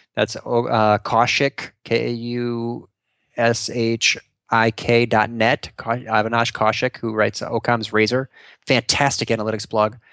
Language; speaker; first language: English; native; English